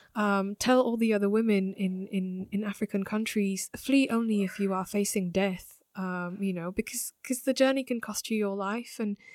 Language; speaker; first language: English; non-native, fluent; Slovak